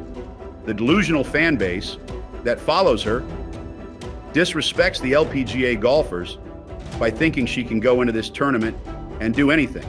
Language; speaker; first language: English; native; English